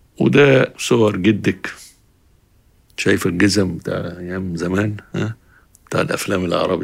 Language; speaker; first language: Arabic; native; Arabic